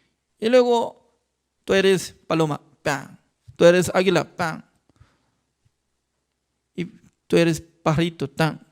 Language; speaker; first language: Spanish; non-native, fluent; Korean